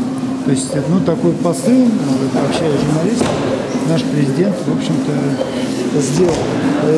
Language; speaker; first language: Russian; native; Russian